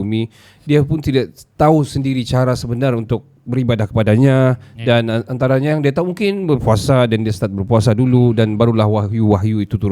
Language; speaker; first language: Malay; native; Malay